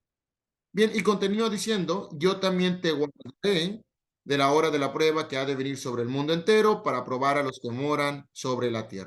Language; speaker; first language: Spanish; native; Spanish